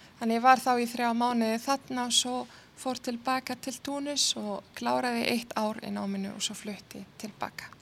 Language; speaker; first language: Icelandic; non-native, fluent; Arabic